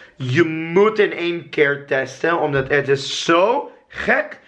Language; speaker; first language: Dutch; non-native, learner; English